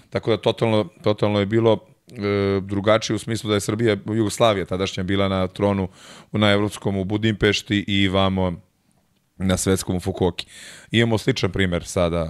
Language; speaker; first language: Serbian; native; Serbian